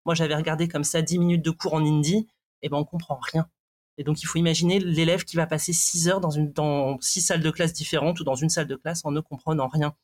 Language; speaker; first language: French; native; French